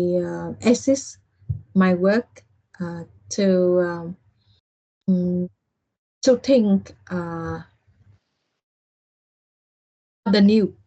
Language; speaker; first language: English; non-native, learner; Vietnamese